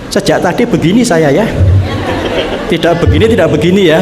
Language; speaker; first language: Indonesian; native; Indonesian